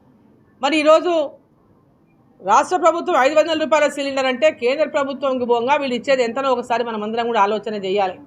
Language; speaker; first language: Telugu; native; Telugu